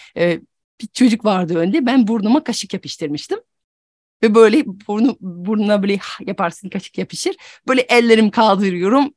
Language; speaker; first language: Turkish; non-native, fluent; French